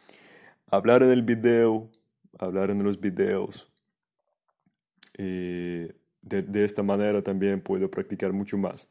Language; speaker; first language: Spanish; non-native, fluent; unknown